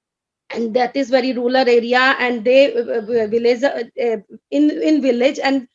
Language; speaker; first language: English; non-native, fluent; Hindi